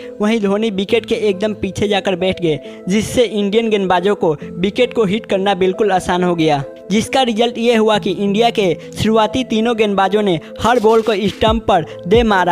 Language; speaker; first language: Hindi; native; Hindi